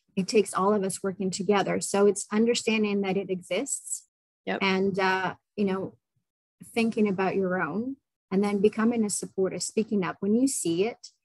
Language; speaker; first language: English; non-native, fluent; Ukrainian